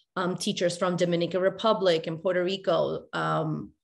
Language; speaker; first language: English; native; English